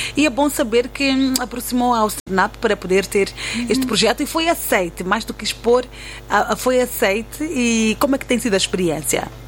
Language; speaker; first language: Portuguese; native; Portuguese